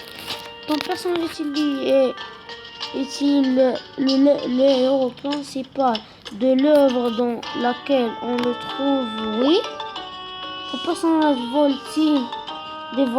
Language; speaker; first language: French; non-native, local second language; Arabic